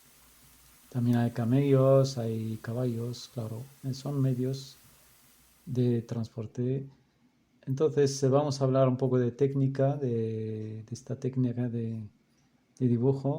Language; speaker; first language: Spanish; non-native, fluent; Arabic